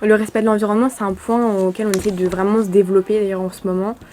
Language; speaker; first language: French; native; French